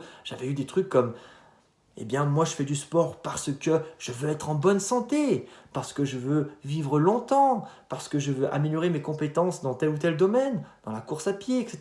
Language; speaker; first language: French; native; French